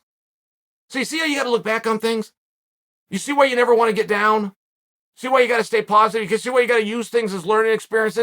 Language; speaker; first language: English; native; English